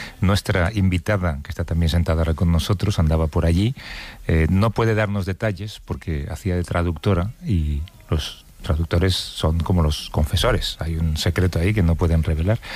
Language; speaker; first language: Spanish; native; Spanish